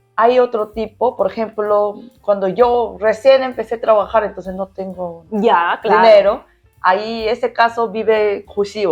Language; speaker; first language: Spanish; non-native, learner; Korean